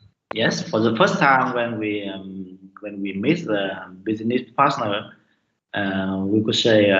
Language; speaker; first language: English; non-native, learner; Vietnamese